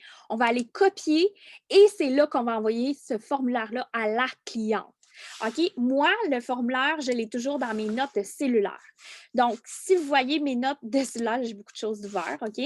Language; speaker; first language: French; native; French